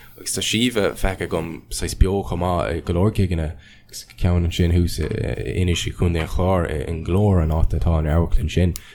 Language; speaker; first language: Irish; non-native, local second language; English